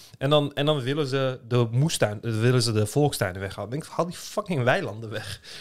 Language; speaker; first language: Dutch; early bilingual, other home language; Turkish